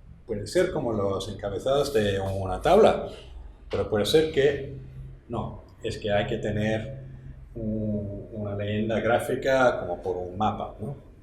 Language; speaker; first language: Spanish; non-native, fluent; English